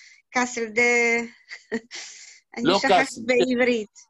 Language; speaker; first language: Hebrew; non-native, learner; Yiddish